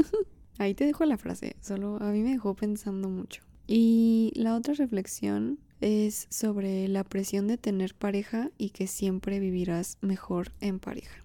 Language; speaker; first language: Spanish; native; Spanish